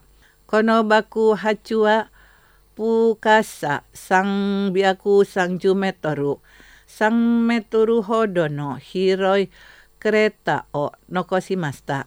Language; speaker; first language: Japanese; non-native, learner; Indonesian